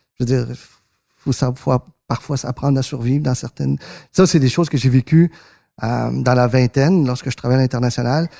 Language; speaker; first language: French; early bilingual, other home language; Spanish